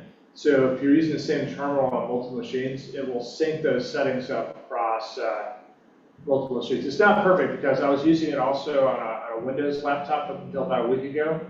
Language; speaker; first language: English; native; English